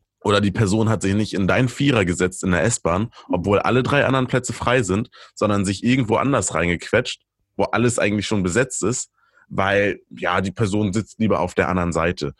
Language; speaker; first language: German; native; German